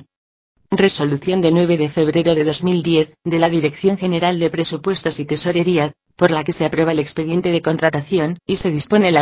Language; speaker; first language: Spanish; native; Spanish